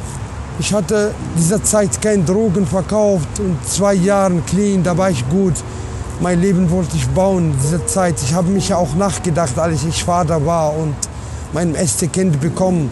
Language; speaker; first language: German; non-native, learner; Arabic